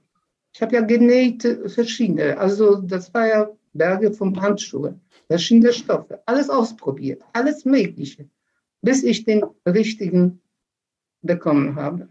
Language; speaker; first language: German; non-native, fluent; Polish